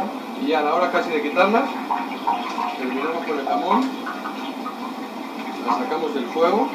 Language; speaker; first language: Spanish; native; Spanish